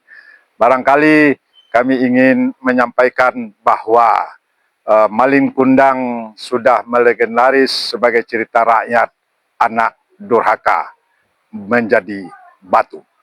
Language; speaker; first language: Indonesian; non-native, local second language; Minangkabau